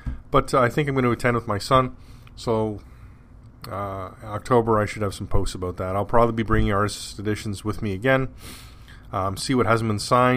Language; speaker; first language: English; native; English